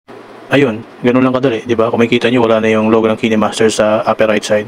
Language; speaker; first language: Filipino; native; Filipino